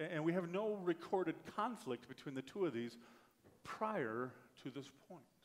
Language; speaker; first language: English; native; English